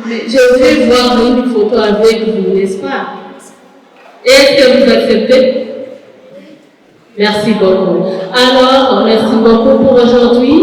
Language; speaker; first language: French; non-native, local second language; Kinyarwanda